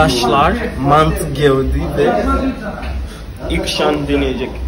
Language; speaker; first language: Turkish; non-native, fluent; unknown